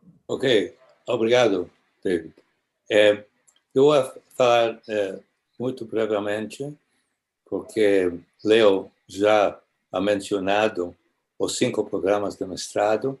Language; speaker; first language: Portuguese; non-native, learner; English